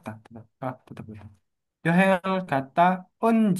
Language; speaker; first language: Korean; non-native, learner; Indonesian